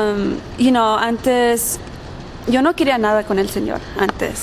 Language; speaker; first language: Spanish; early bilingual, heritage; Spanish